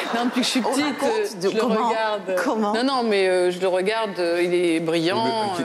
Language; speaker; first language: French; non-native, fluent; Dutch